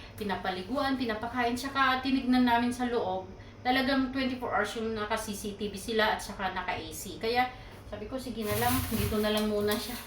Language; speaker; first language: Filipino; non-native, local second language; Iloko